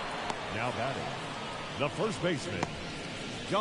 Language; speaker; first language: English; native; English